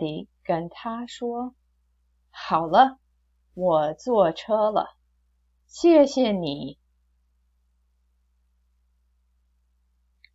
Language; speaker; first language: Chinese; non-native, fluent; English